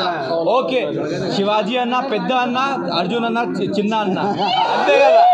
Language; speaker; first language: Telugu; non-native, learner; Hindi